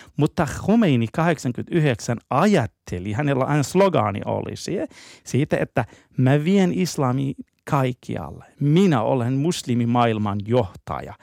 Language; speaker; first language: Finnish; non-native, fluent; Persian